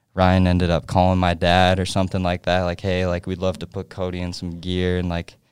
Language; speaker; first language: English; native; English